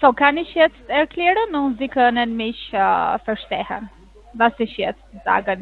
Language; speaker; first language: German; non-native, learner; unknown